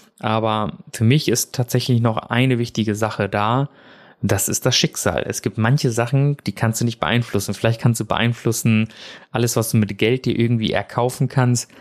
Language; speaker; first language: German; early bilingual, other home language; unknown